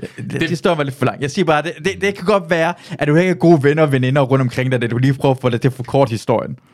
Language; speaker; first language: Danish; early bilingual, other home language; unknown